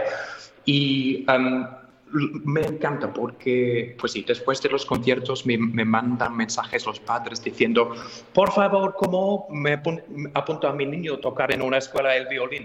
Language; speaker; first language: Spanish; non-native, fluent; English